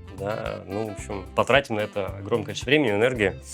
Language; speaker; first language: Russian; native; Russian